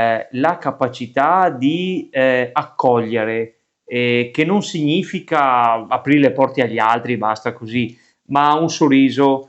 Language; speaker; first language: Italian; native; Italian